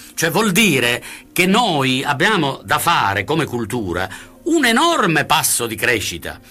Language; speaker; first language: Italian; native; Italian